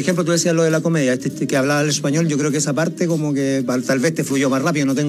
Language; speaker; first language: Spanish; native; Spanish